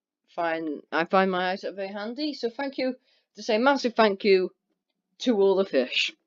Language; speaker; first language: English; native; English